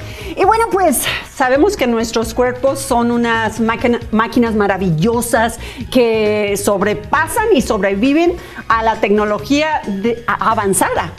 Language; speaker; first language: Spanish; native; Spanish